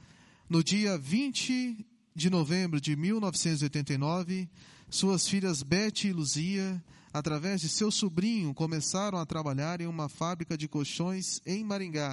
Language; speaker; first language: Portuguese; native; Portuguese